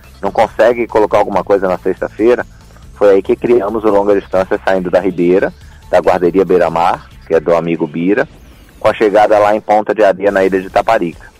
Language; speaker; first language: Portuguese; native; Portuguese